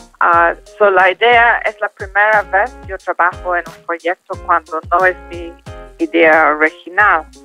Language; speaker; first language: Spanish; non-native, learner; English